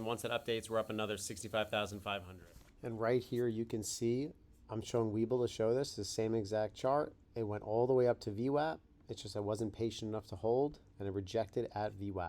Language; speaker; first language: English; native; English